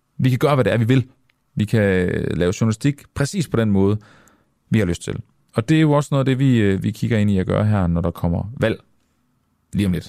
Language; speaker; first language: Danish; native; Danish